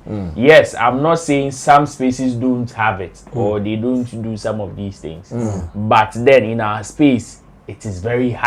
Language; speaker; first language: English; non-native, local second language; Akan